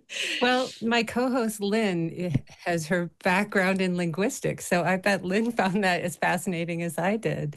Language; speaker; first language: English; native; English